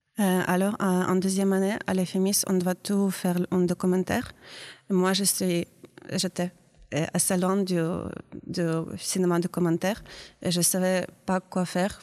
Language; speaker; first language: French; non-native, learner; Ukrainian